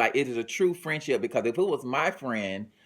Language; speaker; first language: English; native; English